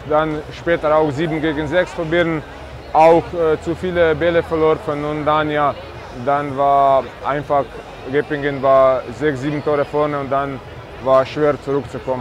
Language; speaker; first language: German; non-native, fluent; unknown